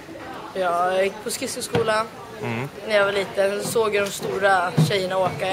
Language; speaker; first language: Swedish; native; Swedish